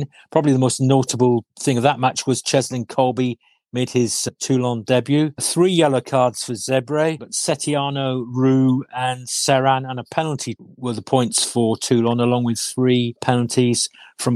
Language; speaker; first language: English; non-native, local second language; Welsh